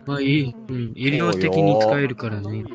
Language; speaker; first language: Japanese; non-native, learner; English